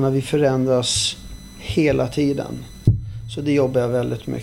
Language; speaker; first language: Swedish; early bilingual, other home language; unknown